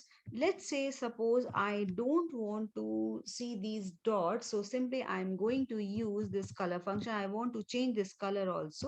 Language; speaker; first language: English; non-native, local second language; Hindi